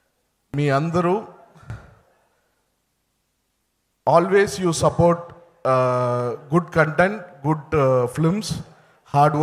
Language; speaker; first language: Telugu; non-native, learner; Tamil